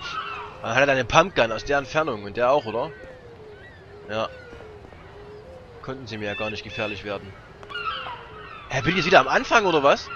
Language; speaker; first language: German; native; German